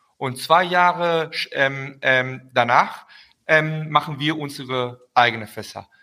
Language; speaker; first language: German; early bilingual, heritage; Spanish